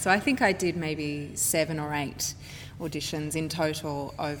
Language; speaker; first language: English; native; English